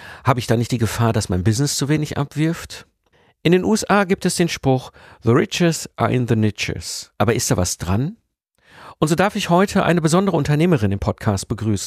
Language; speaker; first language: German; native; German